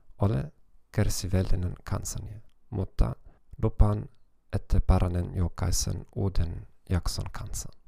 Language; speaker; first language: Finnish; non-native, learner; German